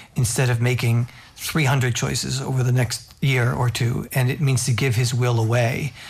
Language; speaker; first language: English; native; English